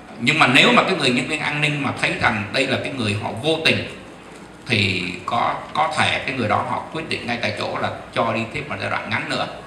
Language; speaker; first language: Vietnamese; native; Vietnamese